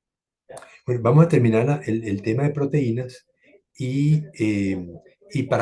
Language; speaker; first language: Spanish; native; Spanish